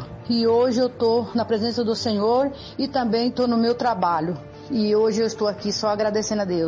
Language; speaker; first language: Portuguese; native; Portuguese